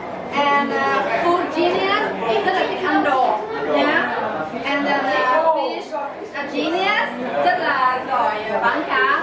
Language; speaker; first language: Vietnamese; early bilingual, heritage; Vietnamese